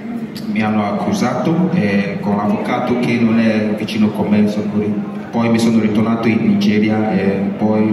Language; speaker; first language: Italian; non-native, learner; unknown